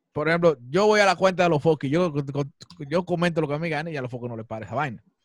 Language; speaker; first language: Spanish; native; Spanish